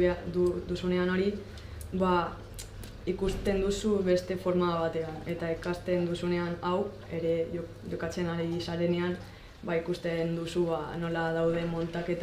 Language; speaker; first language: Basque; non-native, local second language; Spanish